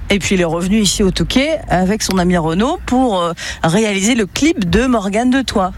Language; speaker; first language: French; native; French